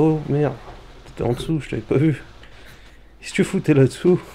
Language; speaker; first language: French; native; French